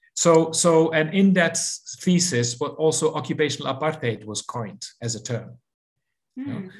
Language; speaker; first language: English; non-native, fluent; Dutch